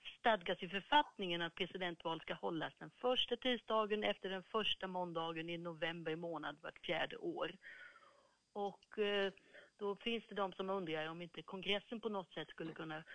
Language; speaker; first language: Swedish; native; Swedish